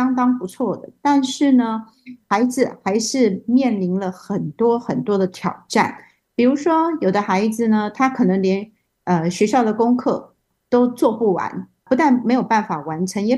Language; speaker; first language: Chinese; native; Chinese